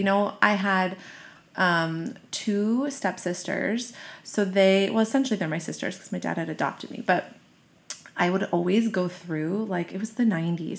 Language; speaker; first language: English; native; English